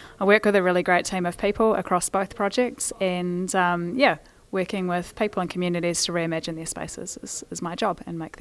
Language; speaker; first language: English; native; English